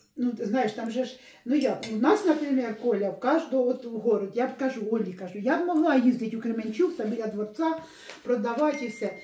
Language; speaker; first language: Ukrainian; native; Ukrainian